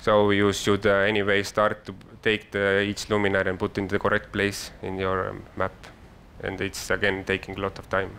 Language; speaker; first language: English; non-native, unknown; Estonian